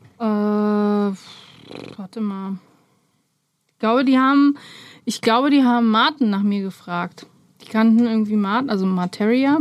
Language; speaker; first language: German; early bilingual, other home language; Romanian